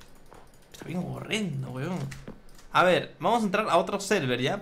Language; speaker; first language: Spanish; native; Spanish